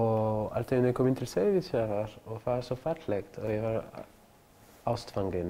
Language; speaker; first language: Icelandic; non-native, learner; French